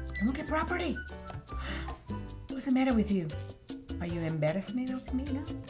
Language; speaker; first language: English; non-native, learner; Spanish